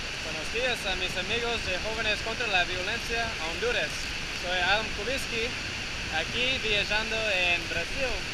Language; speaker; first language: Spanish; non-native, learner; English